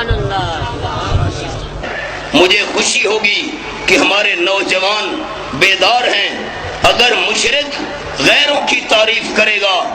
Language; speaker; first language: Urdu; non-native, local second language; Punjabi